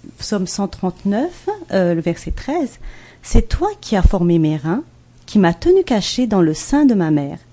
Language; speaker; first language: French; non-native, local second language; Malagasy